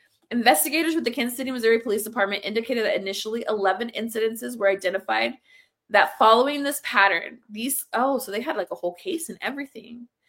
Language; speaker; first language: English; early bilingual, other home language; Spanish